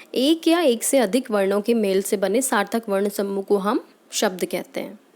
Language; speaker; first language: Hindi; native; Hindi